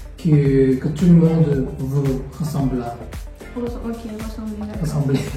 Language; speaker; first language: French; non-native, fluent; Korean